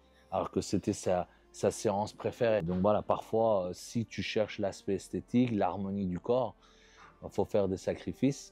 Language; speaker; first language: French; native; French